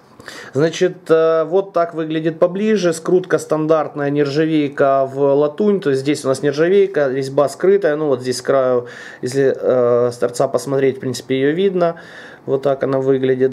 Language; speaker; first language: Russian; native; Russian